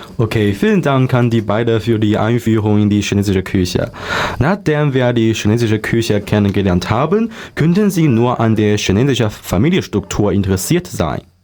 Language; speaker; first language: German; non-native, learner; Chinese